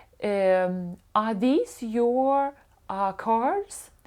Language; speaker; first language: English; non-native, fluent; Ukrainian